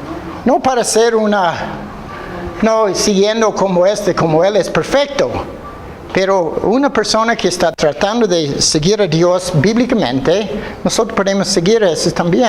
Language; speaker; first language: Spanish; non-native, fluent; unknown